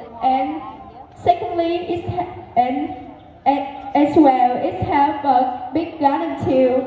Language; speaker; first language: English; non-native, learner; Vietnamese